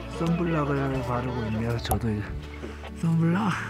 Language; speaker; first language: Korean; native; Korean